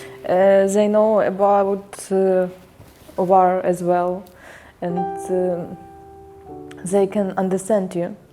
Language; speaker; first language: English; non-native, learner; Ukrainian